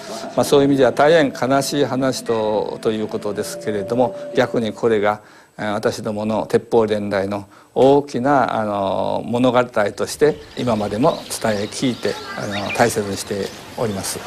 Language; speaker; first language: Japanese; native; Japanese